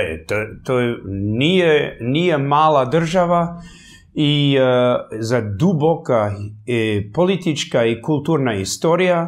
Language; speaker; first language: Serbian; early bilingual, heritage; English